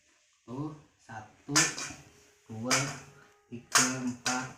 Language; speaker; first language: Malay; non-native, local second language; Javanese